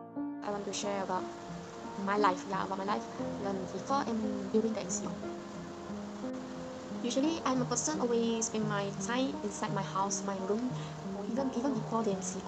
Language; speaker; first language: English; non-native, learner; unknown